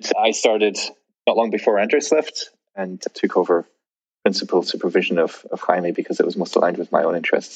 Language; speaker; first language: English; native; English